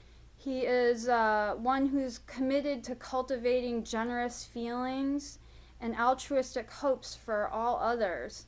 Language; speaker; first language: English; native; English